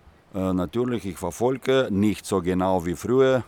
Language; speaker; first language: German; non-native, fluent; Russian